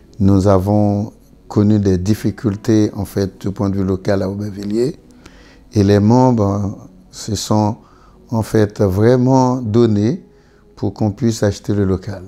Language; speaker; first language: French; non-native, local second language; Haitian Creole